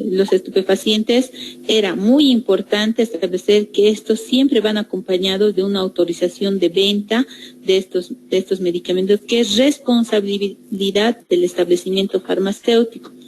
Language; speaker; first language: Spanish; native; Spanish